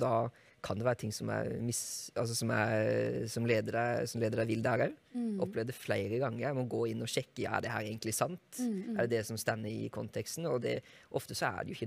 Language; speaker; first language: Norwegian; native; Norwegian